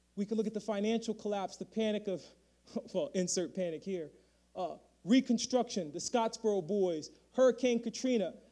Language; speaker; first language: English; native; English